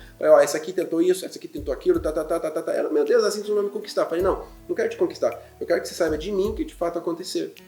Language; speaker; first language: Portuguese; non-native, fluent; German